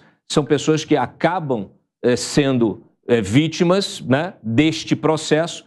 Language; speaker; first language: Portuguese; native; Portuguese